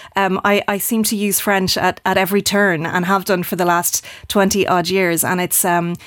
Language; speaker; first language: English; native; English